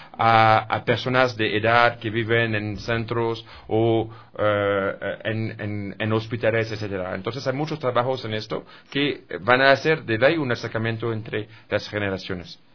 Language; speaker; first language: Spanish; non-native, fluent; French